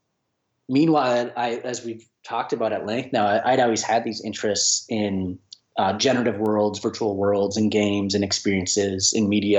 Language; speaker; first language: English; native; English